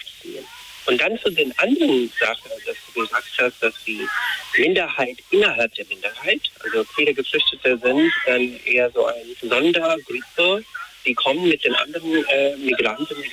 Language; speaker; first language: German; non-native, fluent; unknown